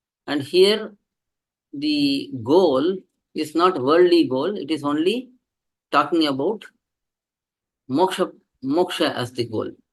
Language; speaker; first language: English; non-native, local second language; Tamil